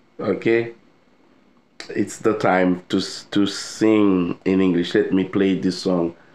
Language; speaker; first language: English; non-native, fluent; Haitian Creole